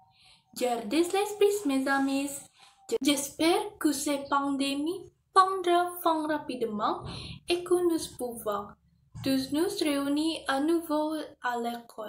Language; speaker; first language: French; non-native, learner; Indonesian